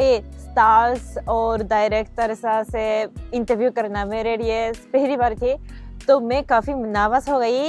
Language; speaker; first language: Hindi; non-native, fluent; Japanese